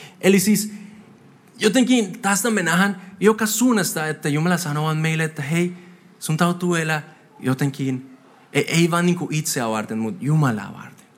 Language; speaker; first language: Finnish; non-native, fluent; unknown